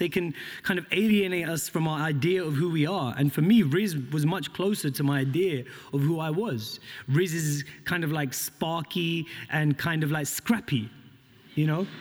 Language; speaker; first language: English; native; English